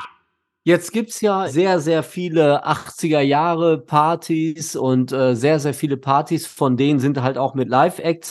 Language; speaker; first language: German; native; German